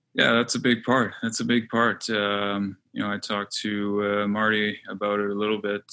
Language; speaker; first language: English; native; English